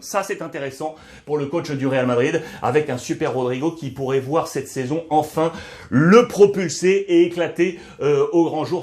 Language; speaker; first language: French; native; French